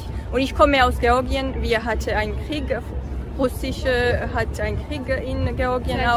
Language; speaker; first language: German; non-native, learner; Georgian